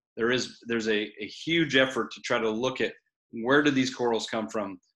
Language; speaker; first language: English; native; English